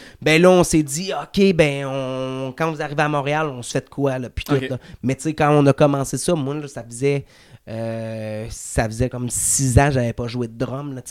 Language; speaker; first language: French; native; French